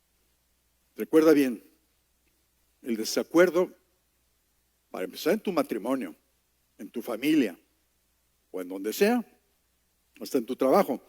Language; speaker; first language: Spanish; native; Spanish